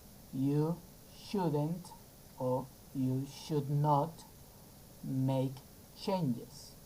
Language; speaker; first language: English; non-native, fluent; Spanish